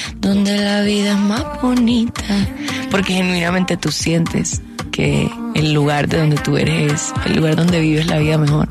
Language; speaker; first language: Spanish; native; Spanish